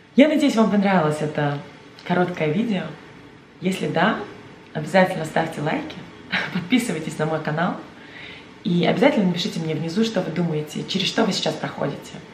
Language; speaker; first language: Russian; native; Russian